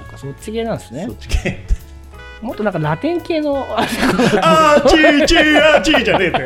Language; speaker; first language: Japanese; native; Japanese